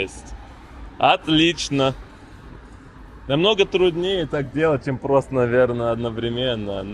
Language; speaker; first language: Russian; non-native, fluent; English